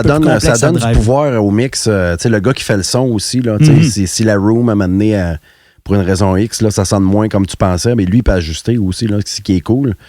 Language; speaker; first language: French; native; French